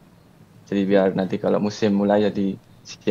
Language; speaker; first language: Indonesian; early bilingual, heritage; Indonesian